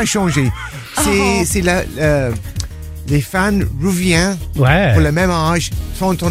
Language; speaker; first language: French; non-native, learner; English